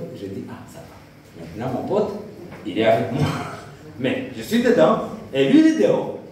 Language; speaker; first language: French; non-native, local second language; Rundi